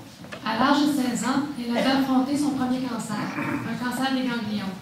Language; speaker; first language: French; native; French